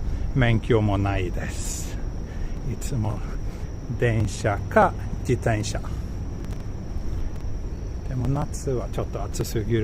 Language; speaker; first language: Japanese; non-native, fluent; Swedish